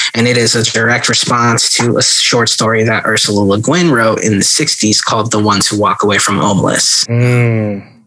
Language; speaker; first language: English; native; English